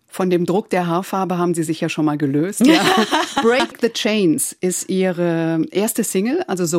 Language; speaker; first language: German; native; German